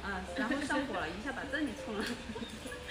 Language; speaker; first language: Chinese; native; Chinese